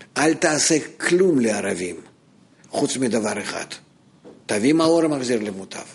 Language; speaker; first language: Hebrew; non-native, fluent; Russian